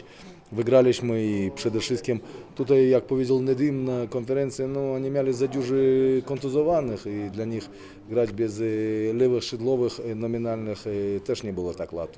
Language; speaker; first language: Polish; non-native, fluent; Russian